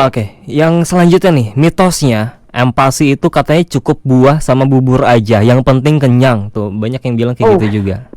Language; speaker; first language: Indonesian; native; Indonesian